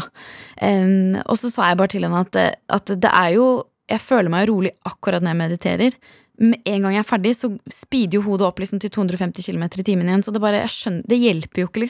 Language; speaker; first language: Norwegian; native; Norwegian